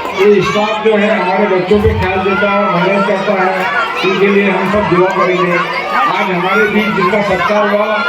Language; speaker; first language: Hindi; non-native, local second language; Urdu